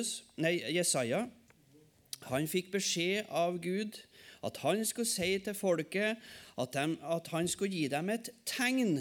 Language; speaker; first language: Norwegian; native; Norwegian